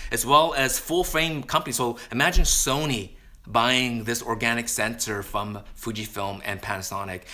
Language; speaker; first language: English; native; English